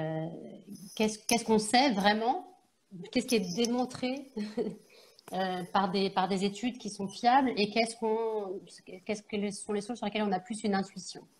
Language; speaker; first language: French; native; French